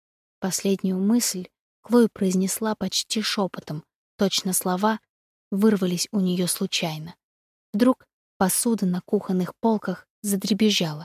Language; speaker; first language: Russian; native; Russian